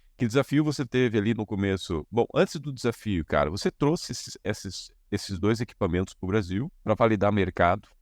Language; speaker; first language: Portuguese; native; Portuguese